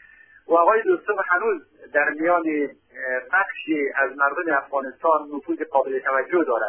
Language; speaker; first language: Persian; native; Persian